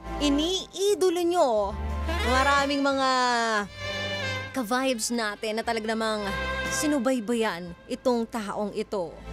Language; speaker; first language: Filipino; native; Filipino